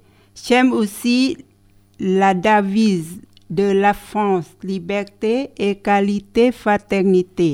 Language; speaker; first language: French; non-native, learner; Thai